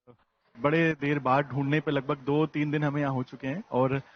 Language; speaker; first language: Hindi; native; Hindi